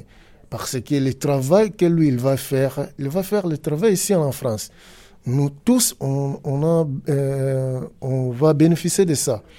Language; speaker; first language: French; non-native, learner; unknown